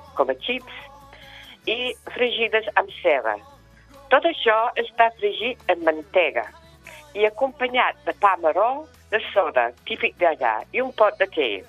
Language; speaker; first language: Catalan; non-native, fluent; English